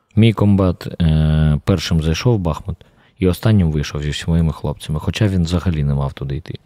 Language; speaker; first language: Ukrainian; native; Ukrainian